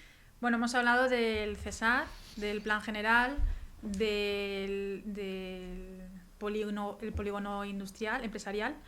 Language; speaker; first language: Spanish; native; Spanish